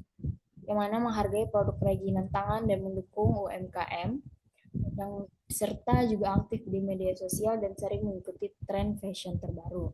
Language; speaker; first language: Indonesian; native; Indonesian